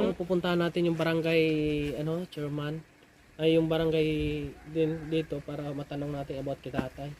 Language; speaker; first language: Filipino; non-native, local second language; Hiligaynon